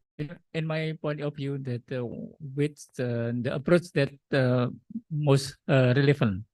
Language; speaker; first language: English; non-native, learner; Indonesian